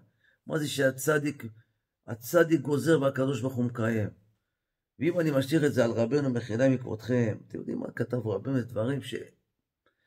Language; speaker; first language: Hebrew; native; Hebrew